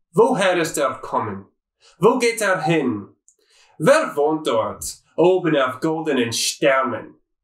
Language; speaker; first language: German; non-native, learner; English